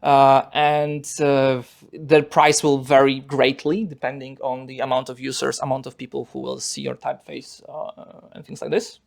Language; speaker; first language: English; non-native, fluent; Polish